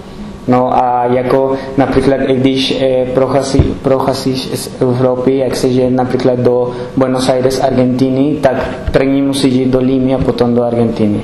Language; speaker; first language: Czech; non-native, learner; Spanish